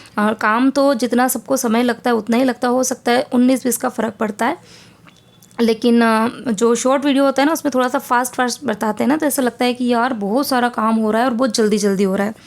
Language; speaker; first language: Hindi; native; Hindi